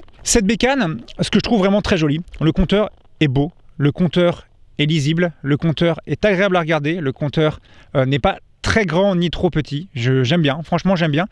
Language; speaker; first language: French; native; French